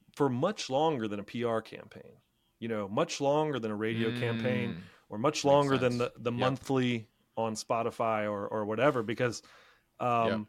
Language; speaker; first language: English; native; English